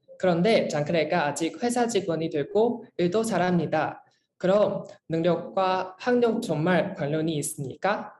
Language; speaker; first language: Korean; non-native, learner; Chinese